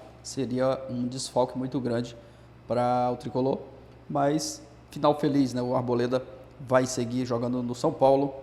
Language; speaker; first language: Portuguese; native; Portuguese